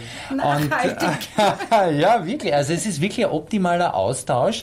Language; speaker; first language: German; native; German